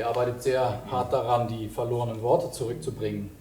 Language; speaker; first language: German; native; German